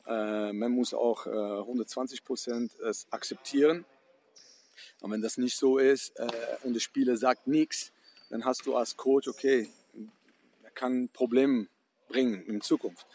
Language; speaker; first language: German; non-native, learner; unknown